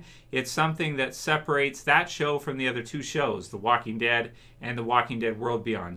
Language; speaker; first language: English; native; English